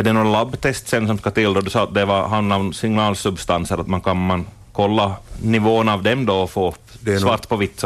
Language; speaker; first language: Swedish; native; Swedish